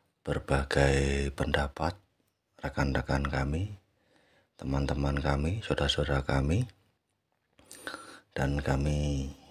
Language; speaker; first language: Indonesian; native; Indonesian